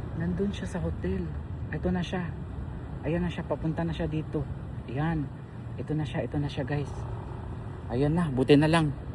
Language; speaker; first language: Filipino; non-native, local second language; Cebuano